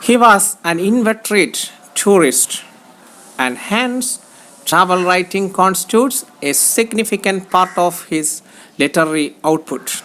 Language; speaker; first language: English; non-native, local second language; Malayalam